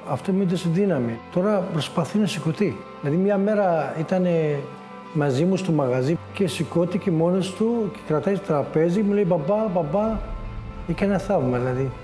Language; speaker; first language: Greek; non-native, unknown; Arabic